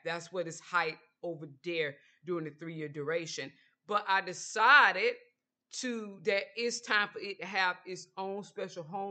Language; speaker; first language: English; native; English